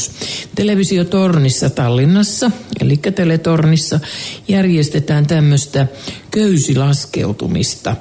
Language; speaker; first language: Finnish; native; Finnish